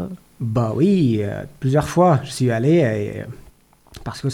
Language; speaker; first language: French; non-native, learner; Persian